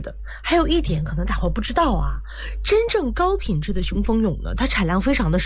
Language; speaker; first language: Chinese; native; Chinese